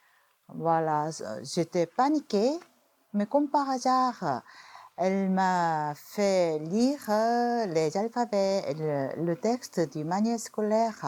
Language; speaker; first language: French; non-native, fluent; Korean